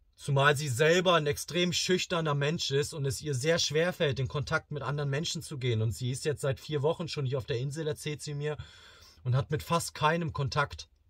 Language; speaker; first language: German; early bilingual, other home language; Bosnian